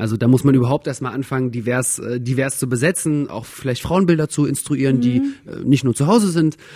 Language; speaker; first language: German; early bilingual, other home language; Russian